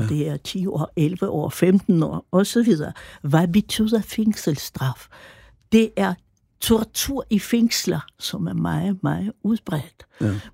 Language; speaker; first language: Danish; non-native, fluent; Russian